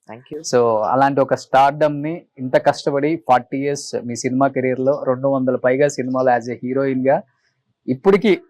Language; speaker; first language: Telugu; native; Telugu